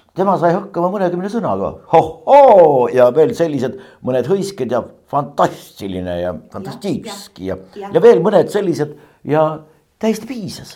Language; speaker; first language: Estonian; native; Estonian